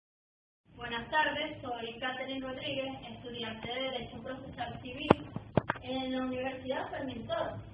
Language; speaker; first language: Spanish; native; Spanish